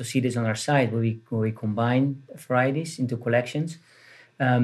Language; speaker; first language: English; non-native, fluent; Dutch